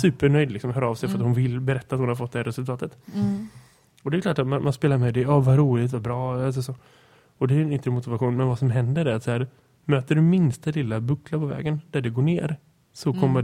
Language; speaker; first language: Swedish; native; Swedish